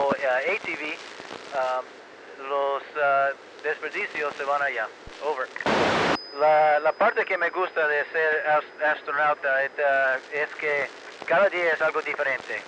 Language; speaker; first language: Spanish; early bilingual, heritage; Spanish